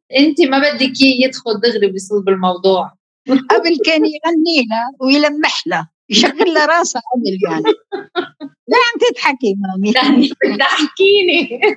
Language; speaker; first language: Arabic; native; Arabic